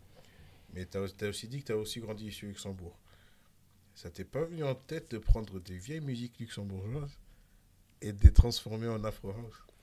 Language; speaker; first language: French; native; French